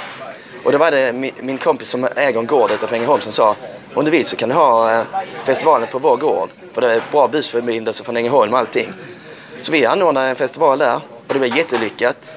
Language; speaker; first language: Swedish; native; Swedish